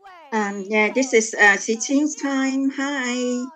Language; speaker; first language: English; non-native, learner; Chinese